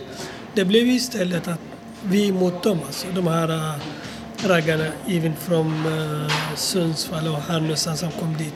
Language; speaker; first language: Swedish; non-native, fluent; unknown